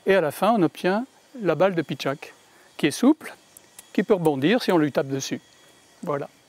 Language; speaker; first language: French; native; French